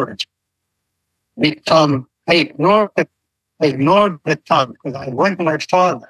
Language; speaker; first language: English; non-native, fluent; Arabic